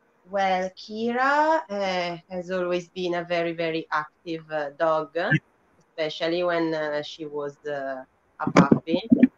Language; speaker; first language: English; non-native, fluent; Italian